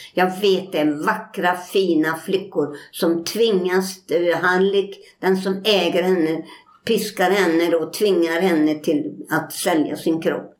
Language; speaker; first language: Swedish; native; Swedish